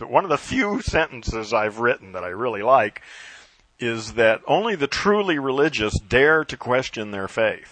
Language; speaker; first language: English; native; English